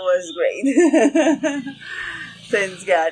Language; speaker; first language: English; non-native, learner; Spanish